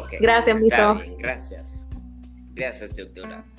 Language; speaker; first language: Spanish; non-native, learner; Haitian Creole